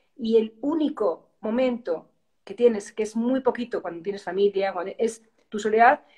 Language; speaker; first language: Spanish; native; Spanish